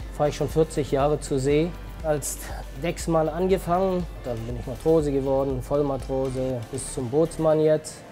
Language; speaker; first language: German; native; German